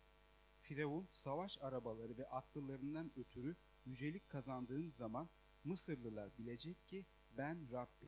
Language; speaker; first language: Turkish; native; Turkish